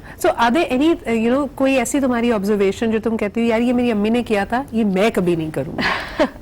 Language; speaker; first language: Urdu; native; Urdu